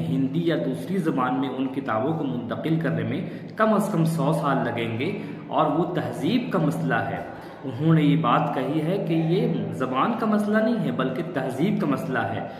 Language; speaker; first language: Urdu; native; Urdu